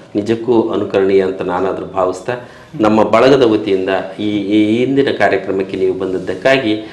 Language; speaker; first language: Kannada; native; Kannada